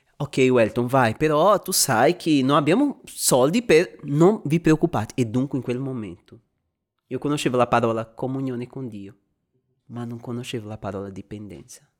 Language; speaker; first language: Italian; non-native, fluent; Portuguese